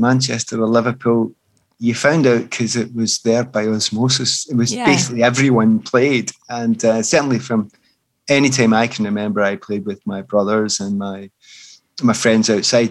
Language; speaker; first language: English; native; English